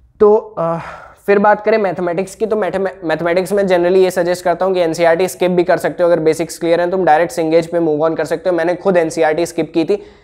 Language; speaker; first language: Hindi; native; Hindi